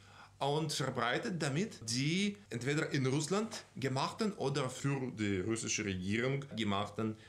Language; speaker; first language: German; non-native, fluent; Russian